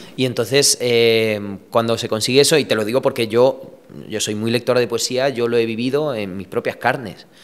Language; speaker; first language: Spanish; early bilingual, other home language; Romanian